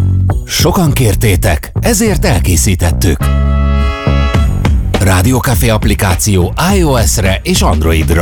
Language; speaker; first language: Hungarian; native; Hungarian